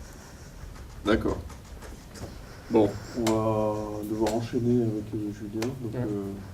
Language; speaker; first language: French; native; French